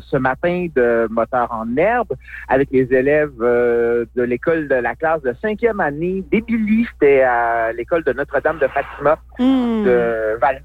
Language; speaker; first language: French; native; French